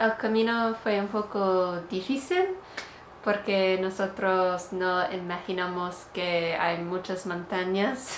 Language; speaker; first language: Spanish; non-native, learner; English